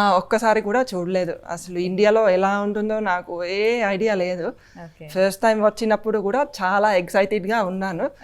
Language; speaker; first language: Telugu; non-native, fluent; Finnish